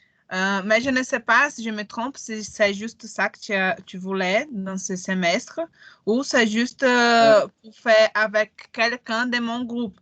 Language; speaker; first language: French; non-native, learner; Portuguese